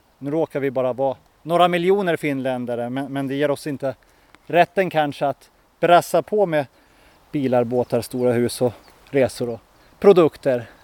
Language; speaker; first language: Swedish; native; Swedish